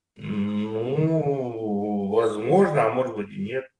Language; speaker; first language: Russian; native; Russian